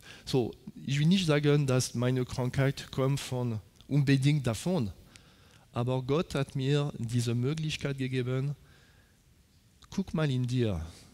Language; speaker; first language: German; non-native, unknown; French